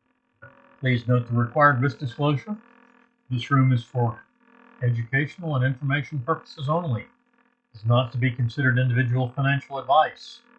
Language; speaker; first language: English; native; English